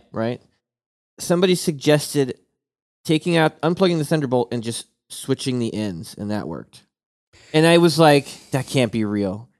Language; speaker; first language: English; native; English